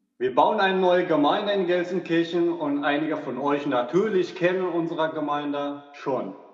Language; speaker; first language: German; non-native, fluent; Persian